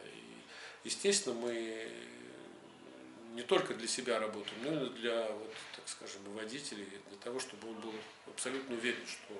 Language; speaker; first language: Russian; native; Russian